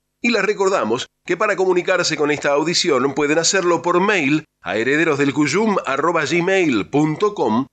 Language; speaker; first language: Spanish; native; Spanish